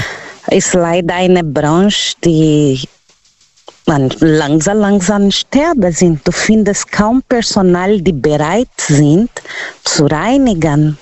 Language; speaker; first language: German; non-native, learner; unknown